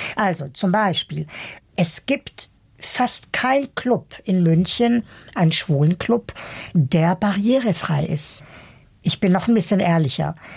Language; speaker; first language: German; early bilingual, other home language; Bosnian